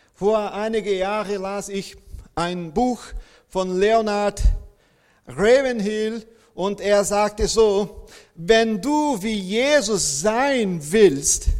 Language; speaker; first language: German; non-native, fluent; Portuguese